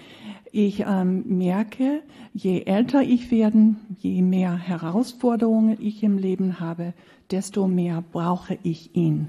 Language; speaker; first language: German; non-native, fluent; English